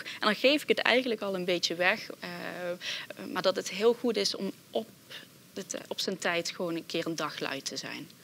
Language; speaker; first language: Dutch; native; Dutch